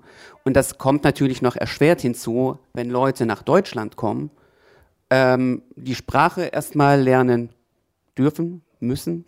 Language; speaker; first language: German; native; German